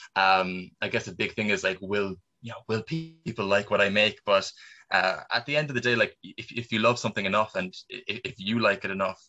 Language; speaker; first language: English; native; English